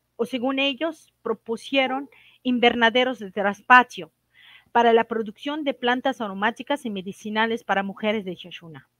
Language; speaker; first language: Spanish; non-native, fluent; Arabic